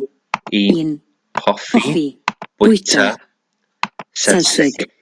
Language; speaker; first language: Welsh; non-native, learner; English